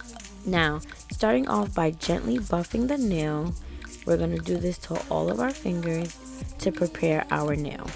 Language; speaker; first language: English; native; English